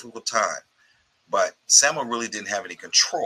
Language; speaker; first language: English; native; English